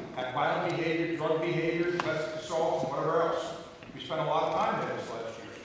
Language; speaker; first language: English; native; English